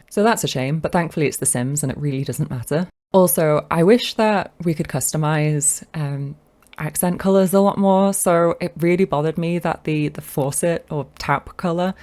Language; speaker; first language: English; native; English